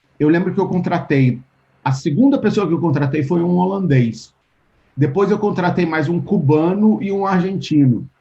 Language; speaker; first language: Portuguese; native; Portuguese